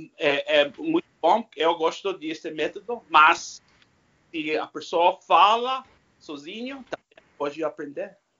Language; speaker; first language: Portuguese; non-native, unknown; English